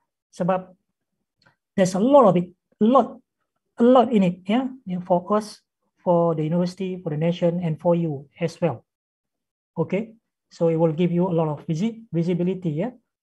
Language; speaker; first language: English; non-native, local second language; Malay